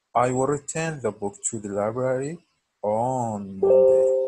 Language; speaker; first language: English; non-native, fluent; Arabic